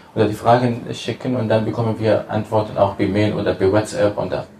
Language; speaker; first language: German; non-native, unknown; Arabic